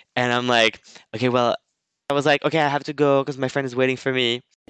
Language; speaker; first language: English; non-native, fluent; French